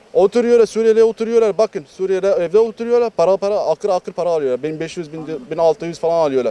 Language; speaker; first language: Turkish; non-native, fluent; Arabic